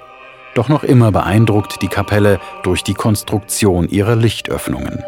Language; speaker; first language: German; native; German